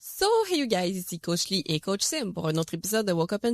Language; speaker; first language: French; native; French